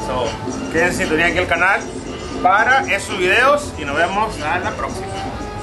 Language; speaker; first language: Spanish; early bilingual, heritage; Spanish